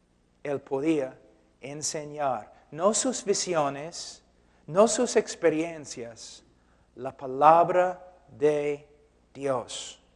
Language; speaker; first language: Spanish; non-native, fluent; English